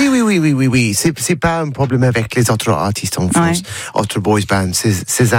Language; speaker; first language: French; non-native, learner; English